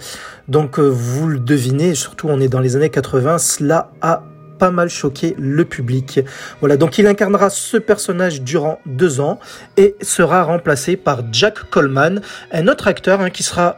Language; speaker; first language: French; native; French